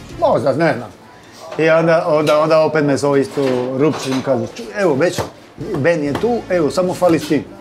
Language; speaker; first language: Croatian; non-native, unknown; Spanish